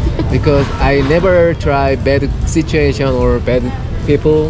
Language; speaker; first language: English; non-native, learner; Korean